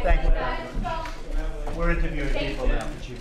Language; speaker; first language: English; native; English